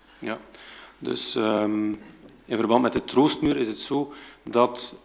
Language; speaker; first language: Dutch; native; Dutch